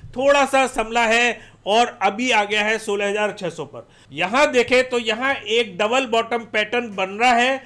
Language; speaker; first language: Hindi; native; Hindi